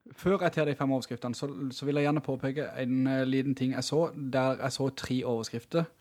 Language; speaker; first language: Norwegian; native; Norwegian